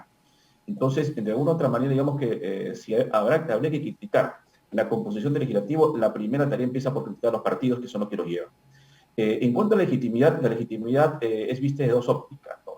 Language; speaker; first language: Spanish; native; Spanish